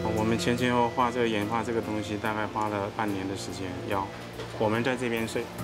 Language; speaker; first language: Chinese; non-native, local second language; Hakka Chinese